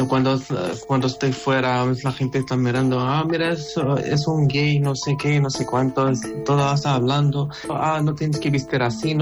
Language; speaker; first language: Spanish; non-native, learner; Arabic